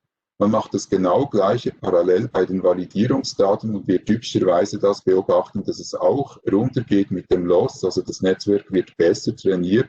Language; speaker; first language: German; native; German